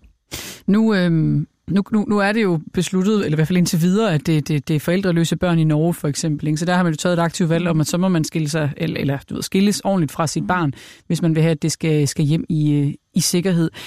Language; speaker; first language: Danish; native; Danish